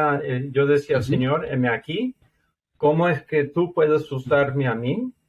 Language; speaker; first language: Spanish; non-native, fluent; English